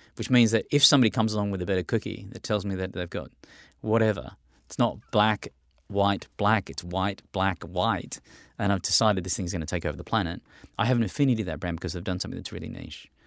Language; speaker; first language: English; native; English